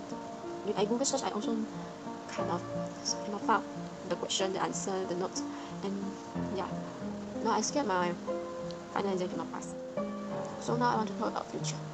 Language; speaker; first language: English; non-native, learner; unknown